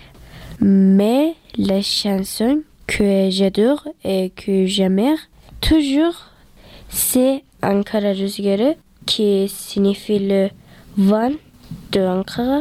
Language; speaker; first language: French; early bilingual, other home language; Turkish